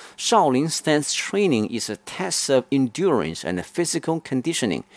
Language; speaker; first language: English; non-native, fluent; Chinese